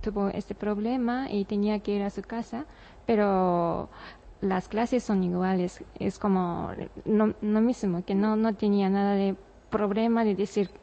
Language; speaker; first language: Spanish; non-native, learner; Japanese